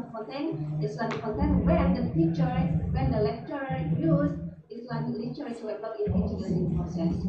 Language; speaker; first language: English; non-native, learner; Indonesian